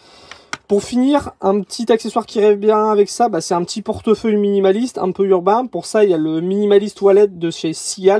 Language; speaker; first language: French; native; French